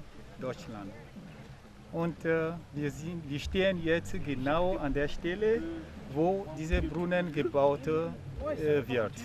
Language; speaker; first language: German; non-native, fluent; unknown